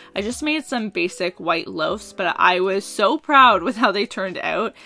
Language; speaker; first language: English; native; English